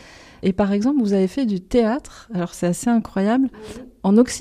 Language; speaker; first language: French; native; French